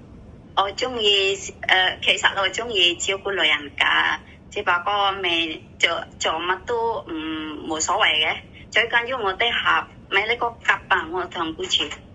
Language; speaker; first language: Cantonese; non-native, learner; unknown